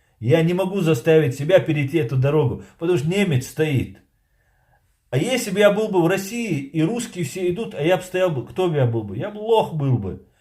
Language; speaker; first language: Russian; non-native, local second language; Chechen